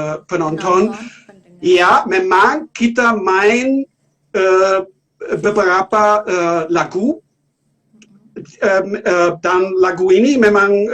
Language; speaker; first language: Indonesian; non-native, learner; German